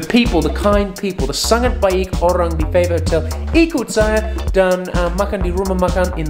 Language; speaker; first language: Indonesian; non-native, learner; English